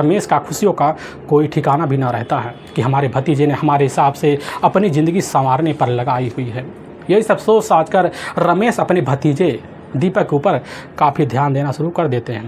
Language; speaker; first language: Hindi; native; Hindi